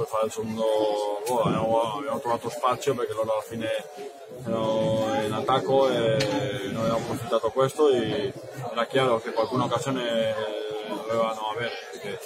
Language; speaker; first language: Italian; non-native, fluent; Spanish